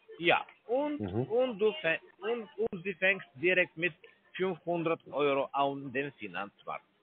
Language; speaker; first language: German; non-native, learner; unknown